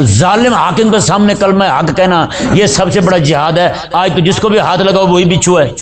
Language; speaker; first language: Urdu; native; Urdu